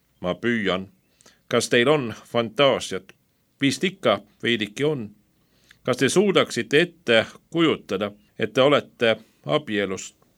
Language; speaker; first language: Estonian; non-native, fluent; Swedish